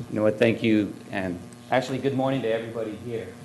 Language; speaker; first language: English; native; English